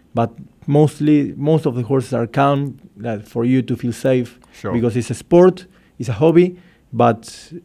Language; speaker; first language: English; non-native, fluent; Spanish